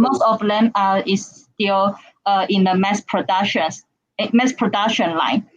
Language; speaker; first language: English; non-native, learner; Chinese